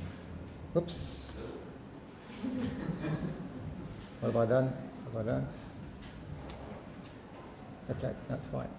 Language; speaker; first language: English; native; English